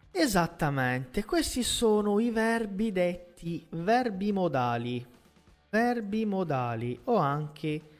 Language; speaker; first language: Italian; non-native, fluent; Portuguese